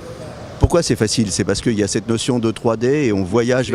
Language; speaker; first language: French; native; French